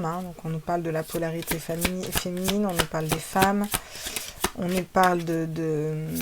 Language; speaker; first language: French; native; French